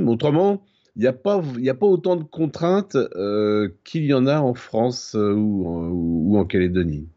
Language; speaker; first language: French; native; French